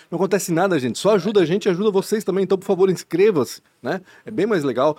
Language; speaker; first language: Portuguese; native; Portuguese